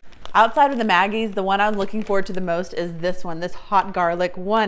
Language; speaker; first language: English; native; English